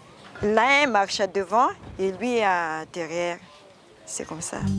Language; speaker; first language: French; non-native, learner; Malagasy